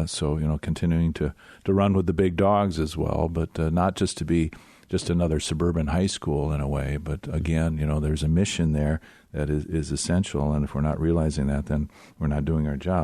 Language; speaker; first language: English; native; English